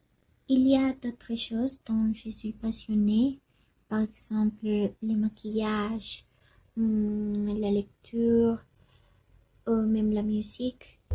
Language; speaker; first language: French; non-native, learner; Spanish